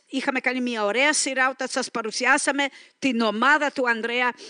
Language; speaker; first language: Greek; early bilingual, heritage; Greek